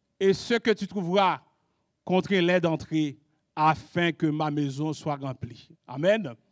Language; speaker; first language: French; non-native, local second language; Haitian Creole